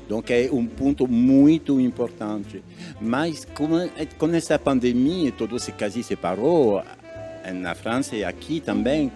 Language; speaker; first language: Portuguese; non-native, learner; French